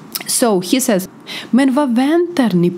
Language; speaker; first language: Swedish; non-native, fluent; Ukrainian